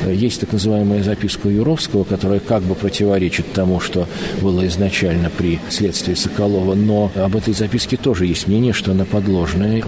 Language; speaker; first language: Russian; native; Russian